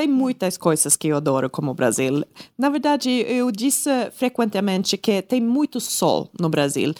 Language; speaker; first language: Portuguese; non-native, learner; Swedish